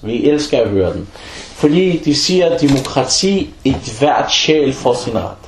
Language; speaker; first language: Danish; early bilingual, other home language; Arabic